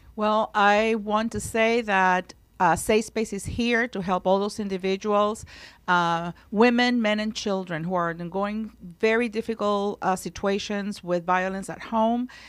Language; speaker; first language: English; non-native, local second language; Spanish